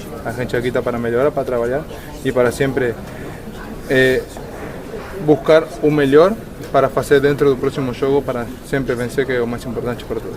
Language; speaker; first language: Portuguese; non-native, fluent; Spanish